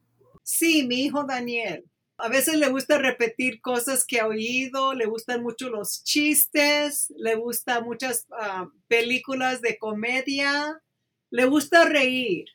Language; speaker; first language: Spanish; early bilingual, heritage; Spanish